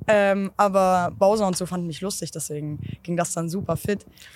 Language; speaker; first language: German; native; German